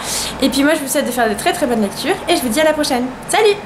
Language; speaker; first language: French; native; French